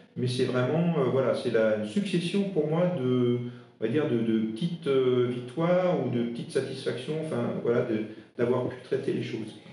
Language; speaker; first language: French; non-native, local second language; Swiss German